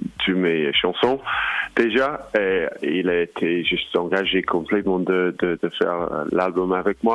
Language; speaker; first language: French; non-native, learner; English